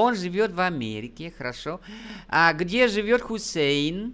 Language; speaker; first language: Russian; non-native, fluent; Vietnamese